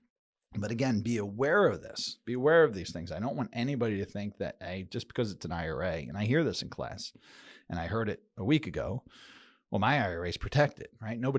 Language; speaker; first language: English; native; English